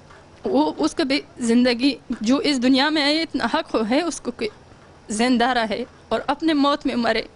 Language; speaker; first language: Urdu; non-native, learner; Pashto